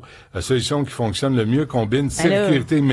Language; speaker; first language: French; native; French